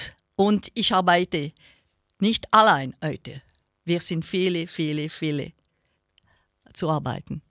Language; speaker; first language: German; non-native, local second language; French